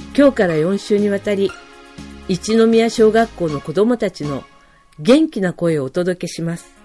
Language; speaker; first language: Japanese; native; Japanese